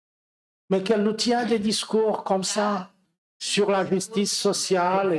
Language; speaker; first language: French; non-native, fluent; Romanian